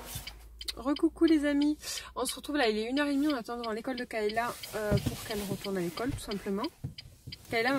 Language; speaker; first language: French; native; French